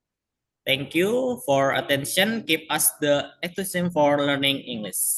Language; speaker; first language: English; non-native, learner; Indonesian